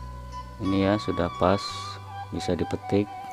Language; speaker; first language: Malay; non-native, local second language; Sundanese